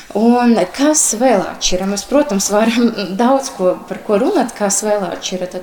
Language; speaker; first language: Latvian; non-native, local second language; Russian